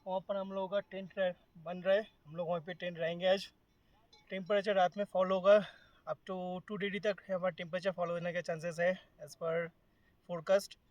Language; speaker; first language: Hindi; non-native, local second language; Bangla